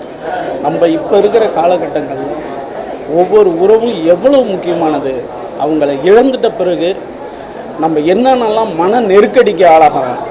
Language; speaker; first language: Tamil; native; Tamil